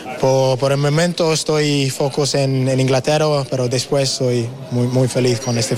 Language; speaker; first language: Spanish; non-native, learner; English